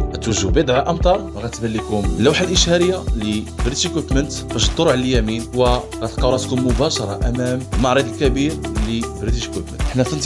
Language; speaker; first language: Arabic; native; Arabic